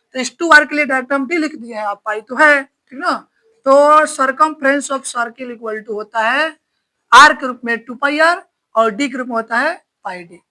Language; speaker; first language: Hindi; native; Hindi